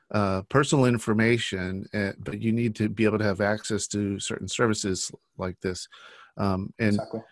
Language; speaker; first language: English; native; English